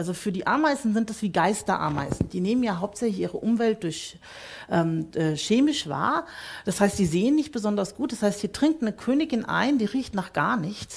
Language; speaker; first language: German; native; German